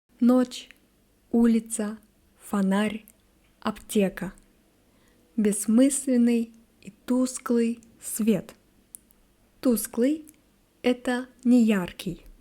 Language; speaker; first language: Russian; native; Russian